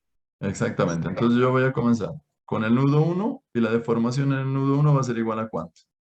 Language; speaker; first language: Spanish; native; Spanish